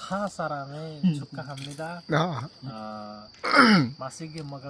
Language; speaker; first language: Korean; non-native, learner; Nepali